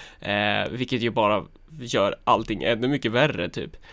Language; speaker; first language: Swedish; native; Swedish